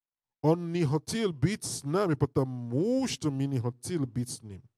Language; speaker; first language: Russian; non-native, learner; English